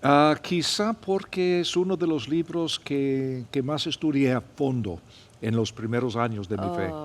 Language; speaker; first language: Spanish; non-native, fluent; English